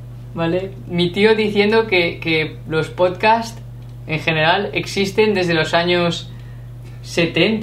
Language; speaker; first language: Spanish; native; Spanish